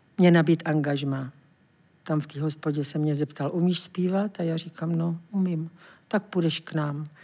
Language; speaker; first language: Czech; native; Czech